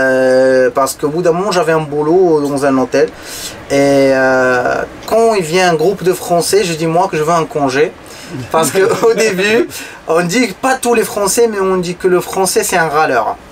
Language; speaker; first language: French; non-native, local second language; Arabic